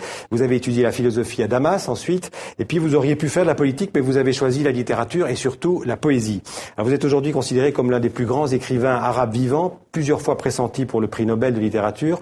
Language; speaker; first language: French; native; French